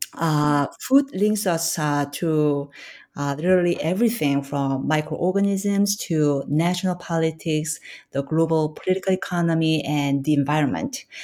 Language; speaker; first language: English; non-native, fluent; Korean